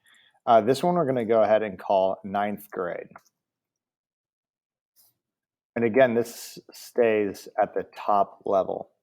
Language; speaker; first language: English; native; English